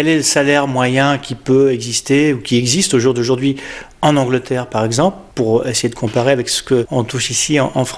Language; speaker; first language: French; native; French